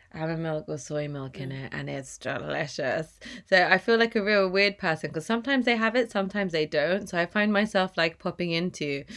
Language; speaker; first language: English; native; English